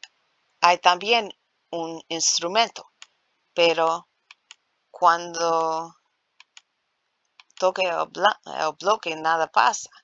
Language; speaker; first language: Spanish; non-native, learner; English